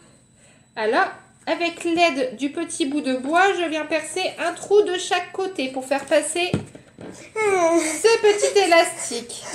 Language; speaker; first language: French; native; French